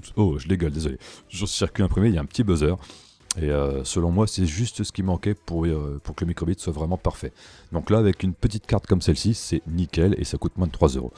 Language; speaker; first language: French; native; French